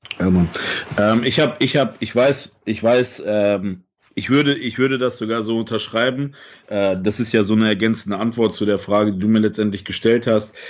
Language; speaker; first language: German; early bilingual, other home language; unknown